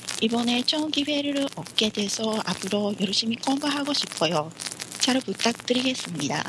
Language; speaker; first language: Korean; non-native, learner; Japanese